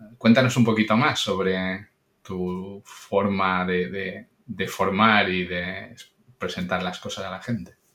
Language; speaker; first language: Spanish; non-native, local second language; Catalan